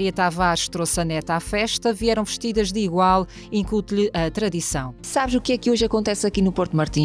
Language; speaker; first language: Portuguese; native; Portuguese